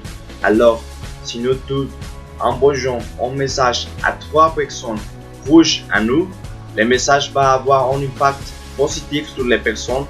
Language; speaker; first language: French; non-native, learner; Spanish